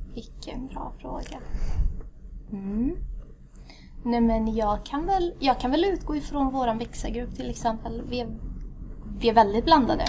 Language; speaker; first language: Swedish; early bilingual, other home language; Tigrinya